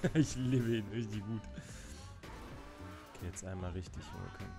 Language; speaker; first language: German; native; German